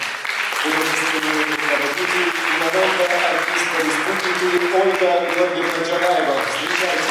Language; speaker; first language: Russian; native; Russian